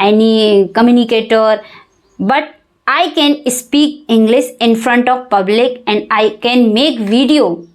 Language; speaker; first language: English; non-native, learner; Hindi